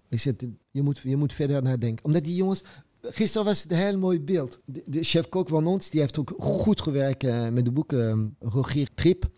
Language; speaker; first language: Dutch; non-native, fluent; French